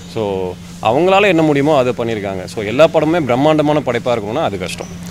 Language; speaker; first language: Tamil; native; Tamil